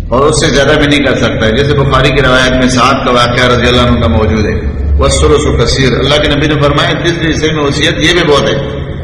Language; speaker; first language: Urdu; non-native, local second language; Pashto